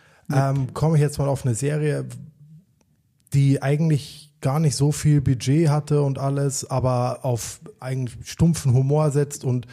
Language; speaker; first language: German; native; German